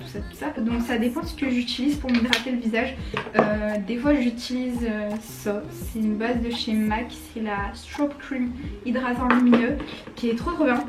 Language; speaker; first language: French; native; French